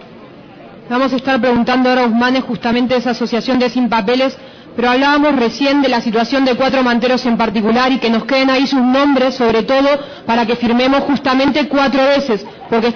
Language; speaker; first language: Spanish; native; Spanish